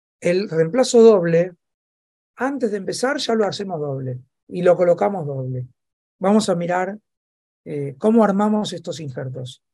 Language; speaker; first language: Spanish; native; Spanish